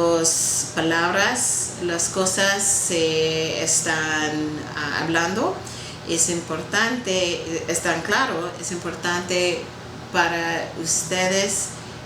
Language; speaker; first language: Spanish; non-native, learner; English